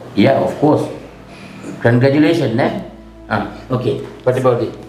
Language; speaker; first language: English; non-native, local second language; Sinhala